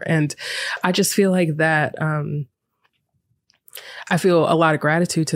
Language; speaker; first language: English; native; English